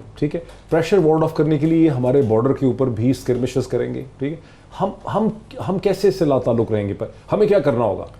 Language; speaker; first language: Urdu; native; Urdu